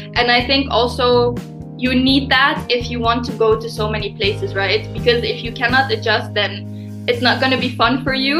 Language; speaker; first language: English; early bilingual, heritage; Turkish